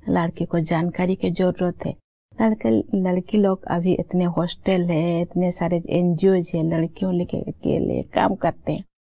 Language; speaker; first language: Hindi; non-native, local second language; Santali